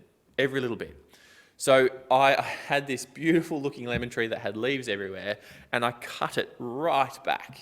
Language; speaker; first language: English; native; English